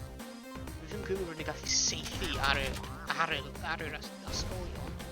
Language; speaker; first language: Welsh; non-native, local second language; English